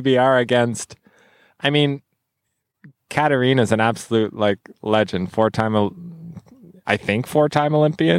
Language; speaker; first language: English; native; English